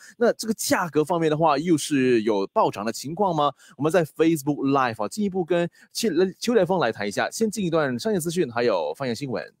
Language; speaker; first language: Chinese; native; Chinese